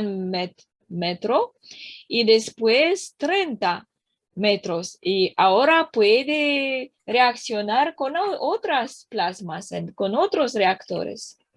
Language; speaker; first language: Spanish; non-native, learner; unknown